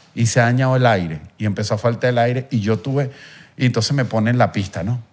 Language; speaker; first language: Spanish; native; Spanish